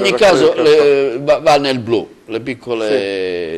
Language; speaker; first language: Italian; native; Italian